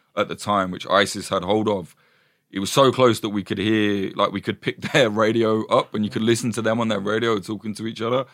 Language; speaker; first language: English; native; English